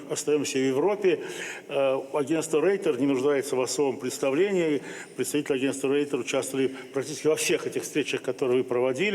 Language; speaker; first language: Russian; native; Russian